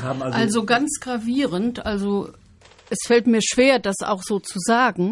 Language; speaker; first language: German; native; German